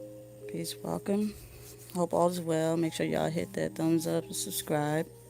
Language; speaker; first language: English; native; English